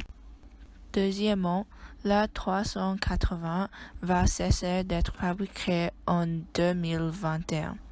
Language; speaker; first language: French; non-native, learner; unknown